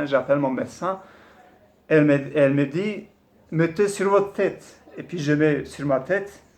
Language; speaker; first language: French; non-native, fluent; Turkish